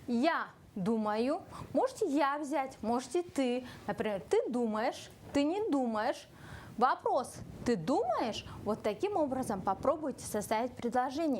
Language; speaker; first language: Russian; non-native, local second language; Kyrgyz